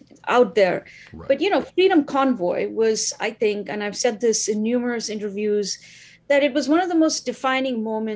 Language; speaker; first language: English; non-native, local second language; Tamil